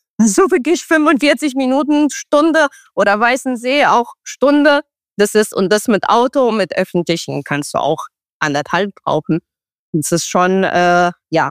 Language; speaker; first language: German; non-native, fluent; Romanian